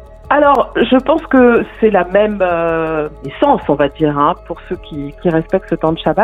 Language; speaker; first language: French; native; French